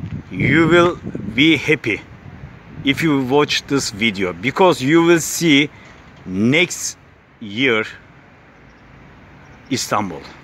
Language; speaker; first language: English; non-native, learner; Turkish